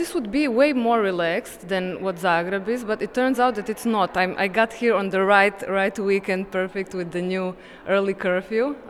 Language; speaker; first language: English; non-native, fluent; Croatian